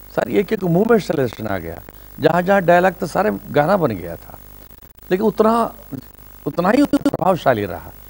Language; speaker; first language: Hindi; non-native, local second language; Kannada